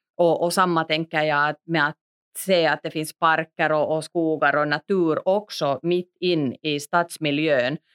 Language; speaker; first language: Swedish; native; Swedish